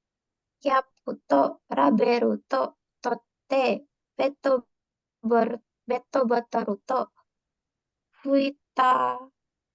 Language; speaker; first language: Japanese; non-native, learner; Indonesian